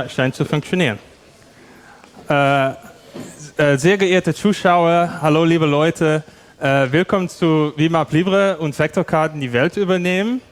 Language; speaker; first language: German; non-native, fluent; Dutch